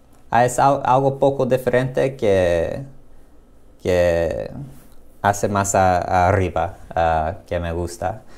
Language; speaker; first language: Spanish; non-native, learner; English